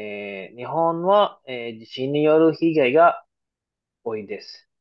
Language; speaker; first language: Japanese; non-native, fluent; Filipino